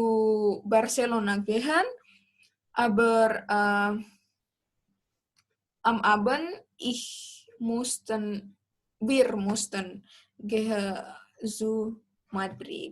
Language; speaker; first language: German; non-native, learner; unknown